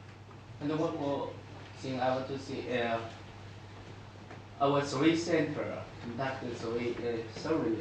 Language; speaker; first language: English; non-native, fluent; Chinese